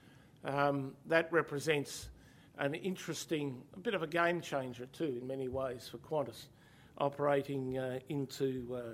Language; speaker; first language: English; native; English